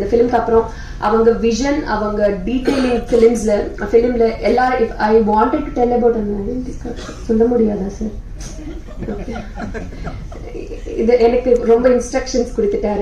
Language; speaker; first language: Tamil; non-native, learner; Telugu